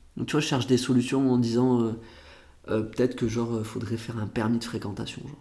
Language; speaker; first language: French; early bilingual, other home language; Portuguese